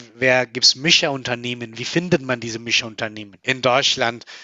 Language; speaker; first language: German; non-native, fluent; Spanish